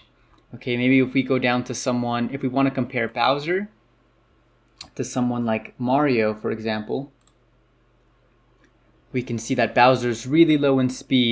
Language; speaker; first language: English; native; English